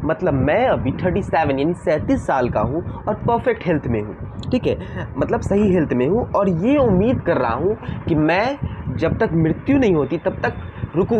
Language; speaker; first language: Hindi; native; Hindi